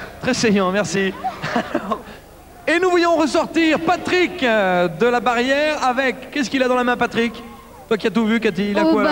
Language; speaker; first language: French; native; French